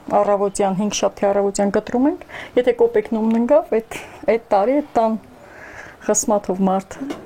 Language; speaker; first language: Armenian; non-native, local second language; Kurdish